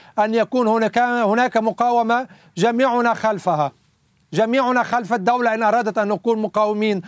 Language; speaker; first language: Arabic; native; Arabic